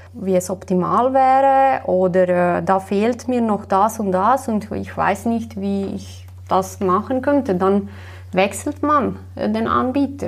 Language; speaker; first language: German; non-native, fluent; Slovenian